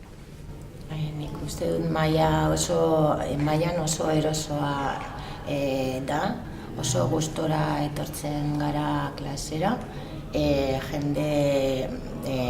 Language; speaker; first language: Basque; non-native, learner; French